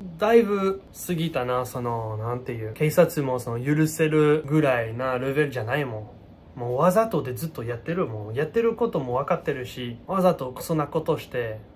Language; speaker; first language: Japanese; non-native, fluent; French